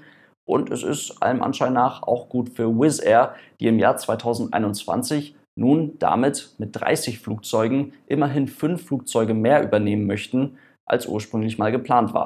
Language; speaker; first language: German; native; German